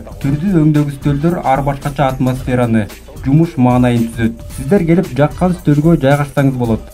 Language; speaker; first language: Kyrgyz; native; Kyrgyz